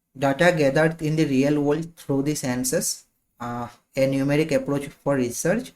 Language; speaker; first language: English; non-native, local second language; Assamese